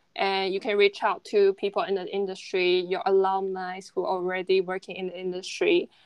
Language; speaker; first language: English; non-native, fluent; Chinese